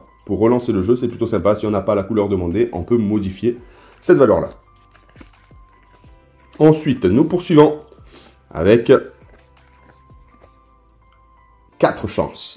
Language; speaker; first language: French; native; French